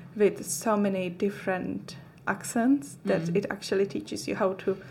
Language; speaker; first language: English; non-native, fluent; Czech